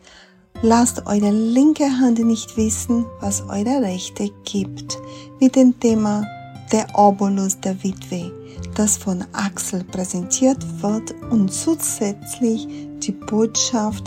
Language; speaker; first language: German; non-native, fluent; Portuguese